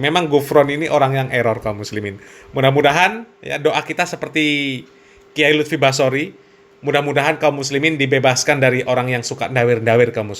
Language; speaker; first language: Indonesian; native; Indonesian